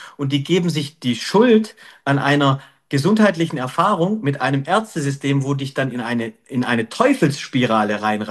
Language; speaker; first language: German; native; German